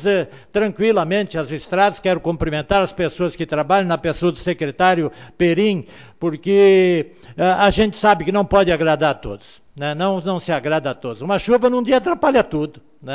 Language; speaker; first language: Portuguese; native; Portuguese